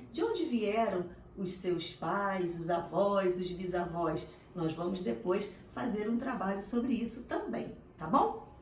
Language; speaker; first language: Portuguese; native; Portuguese